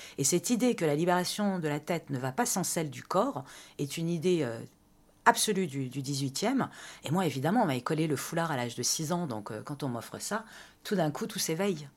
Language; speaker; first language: French; early bilingual, other home language; Persian